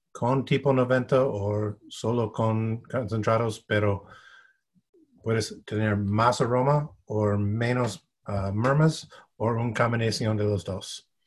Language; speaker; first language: Spanish; non-native, fluent; English